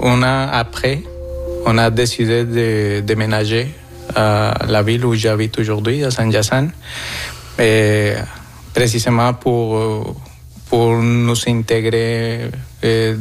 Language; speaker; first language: French; non-native, fluent; Spanish